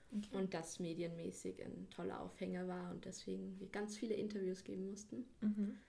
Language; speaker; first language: German; native; German